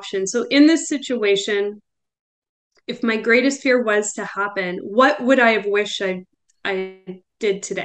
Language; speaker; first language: English; native; English